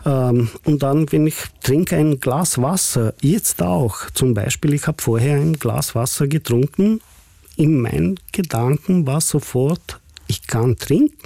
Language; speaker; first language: German; non-native, fluent; Hungarian